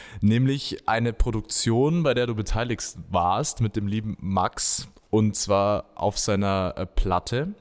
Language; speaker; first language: German; native; German